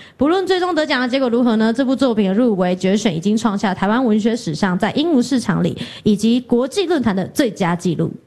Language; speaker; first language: Chinese; native; Chinese